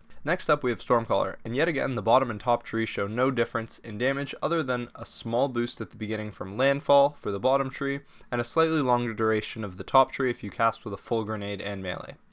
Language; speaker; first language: English; native; English